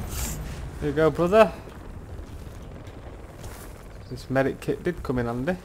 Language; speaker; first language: English; native; English